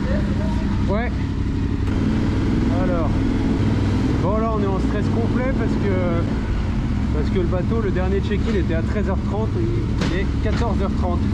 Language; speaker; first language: French; native; French